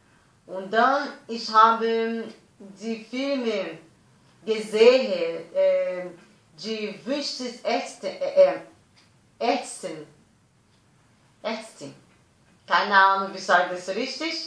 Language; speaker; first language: German; non-native, learner; Portuguese